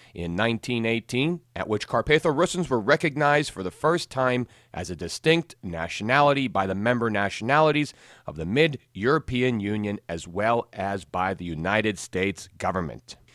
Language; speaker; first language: English; native; English